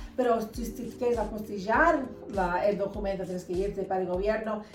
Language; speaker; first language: Spanish; early bilingual, heritage; Spanish